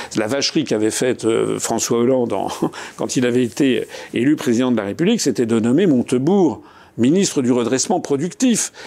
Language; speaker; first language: French; native; French